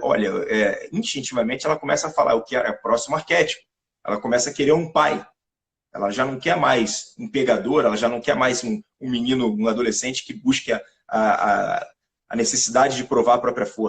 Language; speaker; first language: Portuguese; native; Portuguese